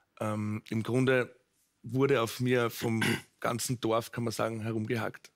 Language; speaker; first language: German; native; German